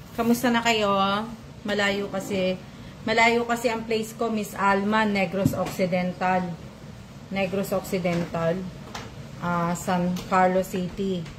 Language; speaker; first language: Filipino; non-native, local second language; Cebuano